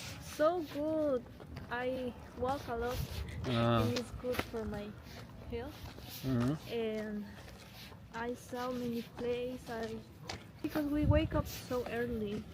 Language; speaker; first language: English; non-native, learner; Spanish